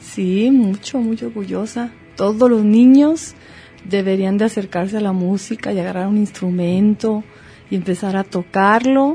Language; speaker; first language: Spanish; native; Spanish